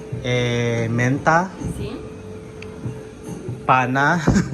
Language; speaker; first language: Italian; non-native, learner; Filipino